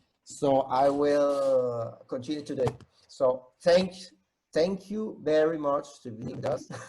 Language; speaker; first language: English; non-native, fluent; Spanish